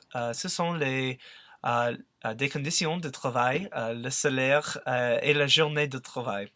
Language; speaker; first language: French; non-native, learner; English